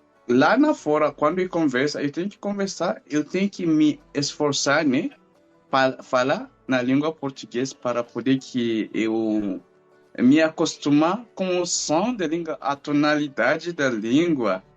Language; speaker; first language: Portuguese; non-native, fluent; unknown